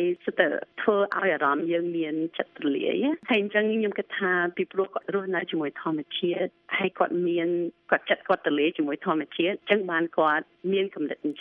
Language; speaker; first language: Khmer; early bilingual, other home language; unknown